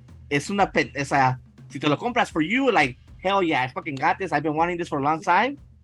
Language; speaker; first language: English; early bilingual, other home language; Spanish